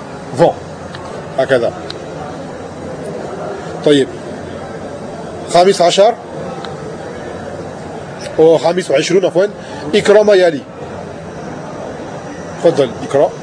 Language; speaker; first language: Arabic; non-native, fluent; French